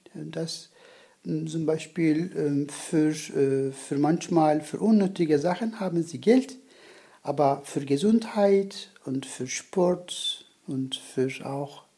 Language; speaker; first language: German; non-native, learner; Turkish